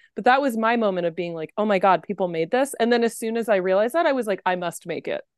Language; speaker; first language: English; native; English